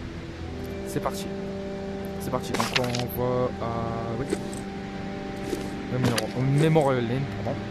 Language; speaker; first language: French; native; French